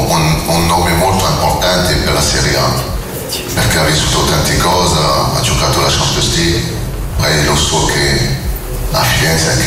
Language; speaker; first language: Italian; non-native, learner; French